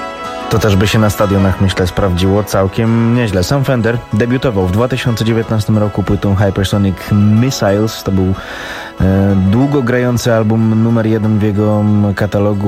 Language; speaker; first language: Polish; native; Polish